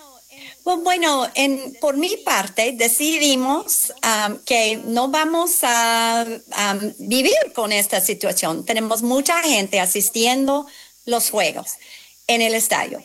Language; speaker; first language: Spanish; non-native, fluent; English